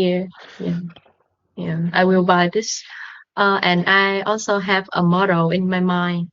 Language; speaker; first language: English; non-native, learner; Vietnamese